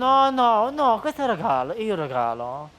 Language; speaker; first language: Italian; non-native, learner; Russian